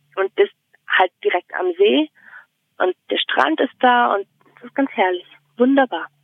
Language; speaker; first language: German; native; German